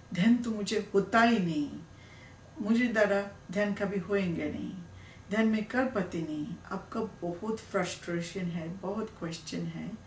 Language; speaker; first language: Hindi; non-native, learner; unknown